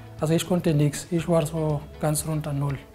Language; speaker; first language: German; non-native, learner; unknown